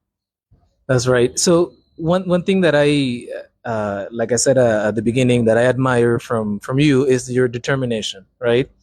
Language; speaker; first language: English; non-native, fluent; Spanish